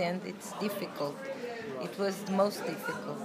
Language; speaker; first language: English; non-native, learner; Portuguese